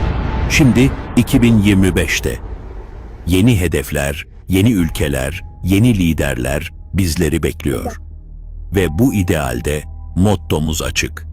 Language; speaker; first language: Turkish; native; Turkish